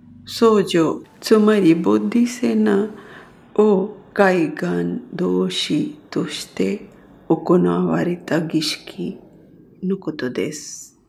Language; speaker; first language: Japanese; non-native, fluent; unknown